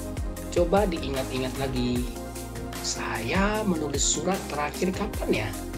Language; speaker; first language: Indonesian; native; Indonesian